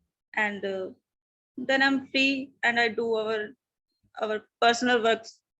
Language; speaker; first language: English; non-native, learner; Hindi